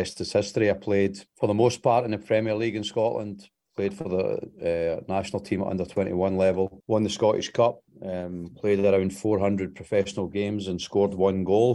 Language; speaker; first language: English; native; English